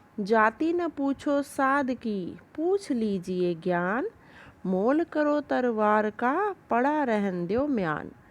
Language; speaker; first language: Hindi; native; Hindi